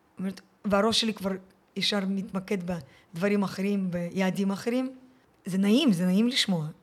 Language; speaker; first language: Hebrew; early bilingual, other home language; Russian